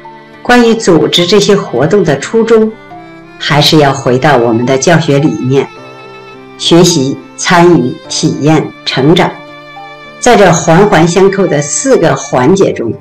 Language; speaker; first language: Chinese; native; Chinese